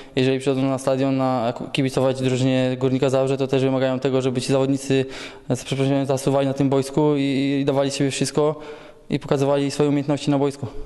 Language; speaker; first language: Polish; native; Polish